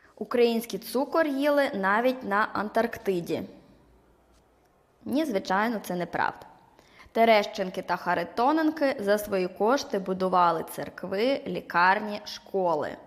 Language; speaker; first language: Ukrainian; native; Ukrainian